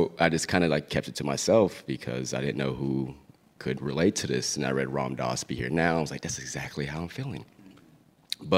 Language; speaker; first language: English; native; English